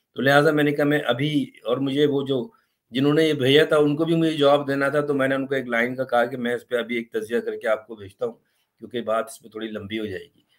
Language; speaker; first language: Urdu; native; Urdu